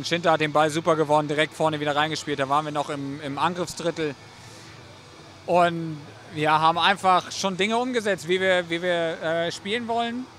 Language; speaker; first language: German; native; German